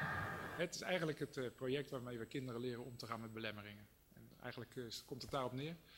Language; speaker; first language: Dutch; native; Dutch